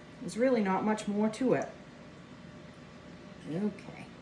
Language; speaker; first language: English; native; English